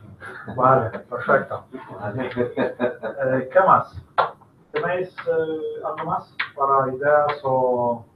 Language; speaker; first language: Spanish; non-native, learner; English